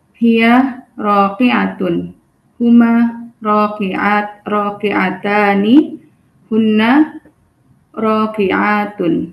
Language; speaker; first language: Arabic; non-native, learner; Indonesian